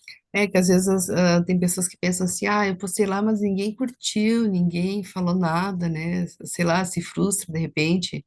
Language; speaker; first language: Portuguese; native; Portuguese